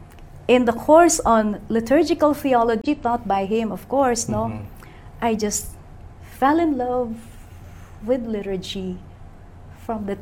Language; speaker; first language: English; non-native, local second language; Pampanga